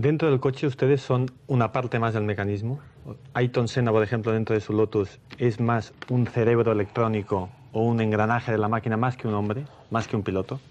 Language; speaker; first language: Spanish; native; Spanish